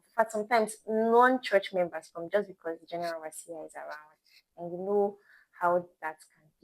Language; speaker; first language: English; non-native, local second language; Igbo